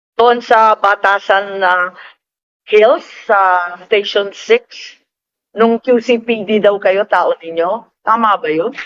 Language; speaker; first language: Filipino; native; Filipino